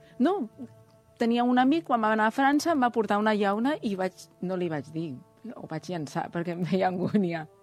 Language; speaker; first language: Catalan; non-native, fluent; Chinese